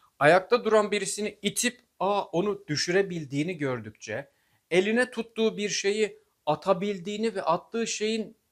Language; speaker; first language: Turkish; native; Turkish